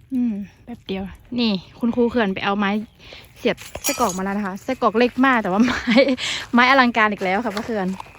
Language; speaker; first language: Thai; non-native, local second language; Western Kayah